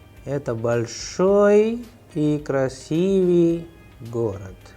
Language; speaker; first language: Russian; non-native, fluent; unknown